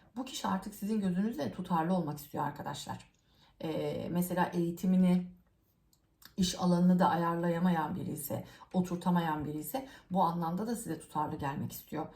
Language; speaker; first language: Turkish; native; Turkish